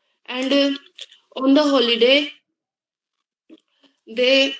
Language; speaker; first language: English; non-native, learner; Hindi